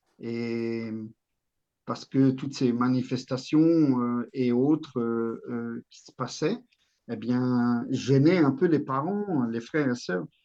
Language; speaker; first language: French; native; French